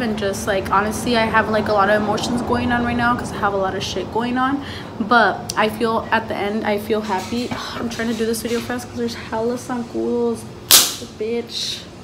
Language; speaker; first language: English; early bilingual, other home language; Spanish